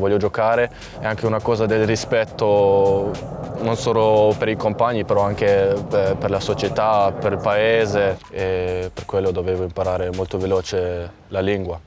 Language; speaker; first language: Italian; non-native, fluent; German